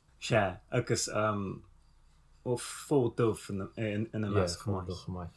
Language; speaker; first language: Irish; non-native, fluent; English